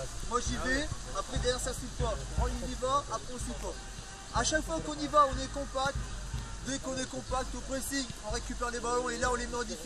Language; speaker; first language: French; native; French